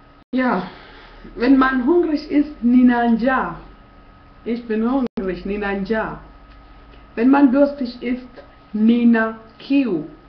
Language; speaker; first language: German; non-native, fluent; Swahili